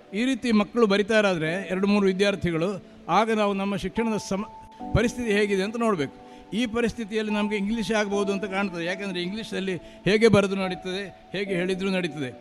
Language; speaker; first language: Kannada; non-native, local second language; Marathi